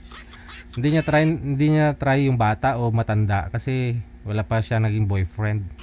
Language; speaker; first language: Filipino; native; Filipino